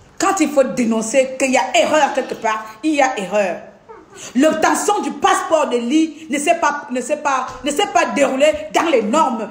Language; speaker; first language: French; non-native, local second language; Fang